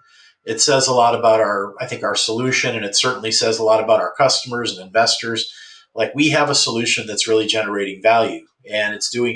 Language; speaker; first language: English; native; English